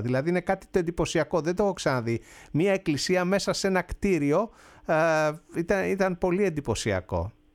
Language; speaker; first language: Greek; native; Greek